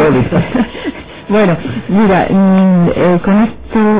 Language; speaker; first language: Spanish; native; Spanish